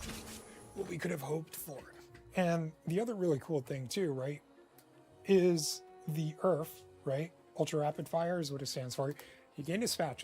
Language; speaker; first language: English; native; English